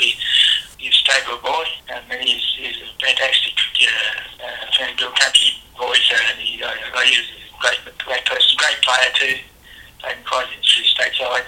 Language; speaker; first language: English; native; English